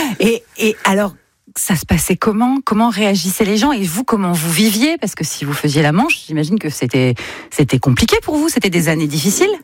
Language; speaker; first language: French; native; French